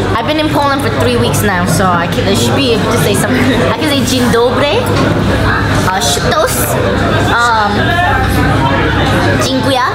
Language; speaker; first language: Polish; non-native, learner; Korean